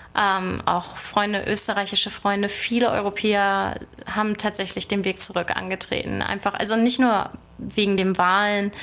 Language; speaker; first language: German; native; German